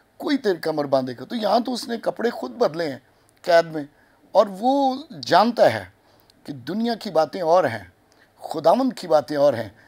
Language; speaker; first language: Urdu; non-native, local second language; Punjabi